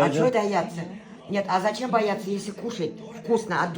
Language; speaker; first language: Russian; non-native, local second language; Uzbek